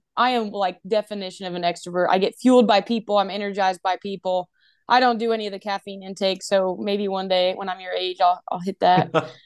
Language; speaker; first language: English; native; English